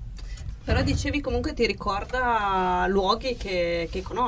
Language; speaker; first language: Italian; native; Italian